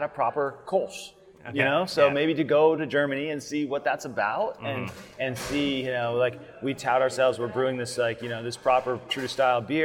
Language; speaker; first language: English; native; English